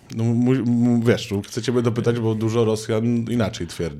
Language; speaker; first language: Polish; native; Polish